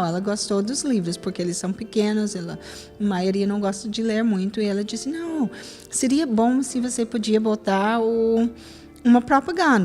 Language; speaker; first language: Portuguese; non-native, fluent; English